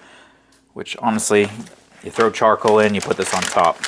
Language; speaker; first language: English; native; English